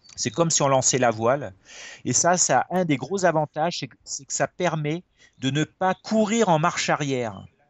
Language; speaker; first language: French; native; French